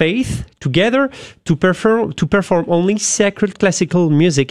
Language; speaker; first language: English; non-native, fluent; French